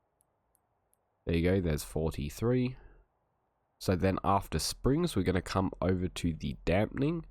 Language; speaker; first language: English; native; English